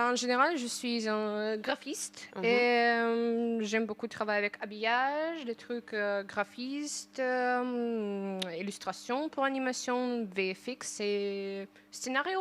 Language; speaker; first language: French; non-native, learner; Ukrainian